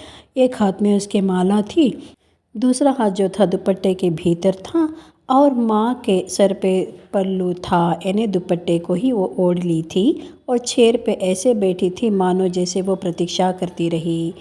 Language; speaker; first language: Hindi; non-native, local second language; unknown